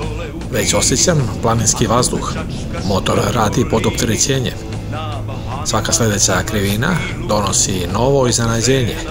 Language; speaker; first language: Croatian; native; Croatian